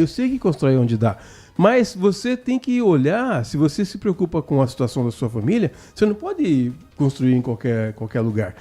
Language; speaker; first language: Portuguese; native; Portuguese